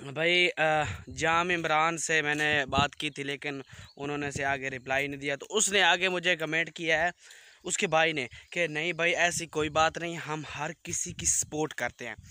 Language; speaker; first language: Urdu; non-native, local second language; Punjabi